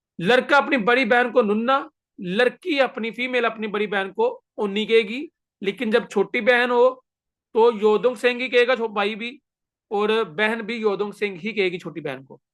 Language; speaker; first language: Urdu; native; Urdu